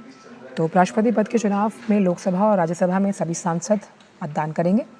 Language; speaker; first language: Hindi; native; Hindi